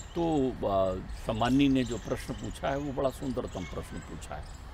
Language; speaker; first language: Hindi; native; Hindi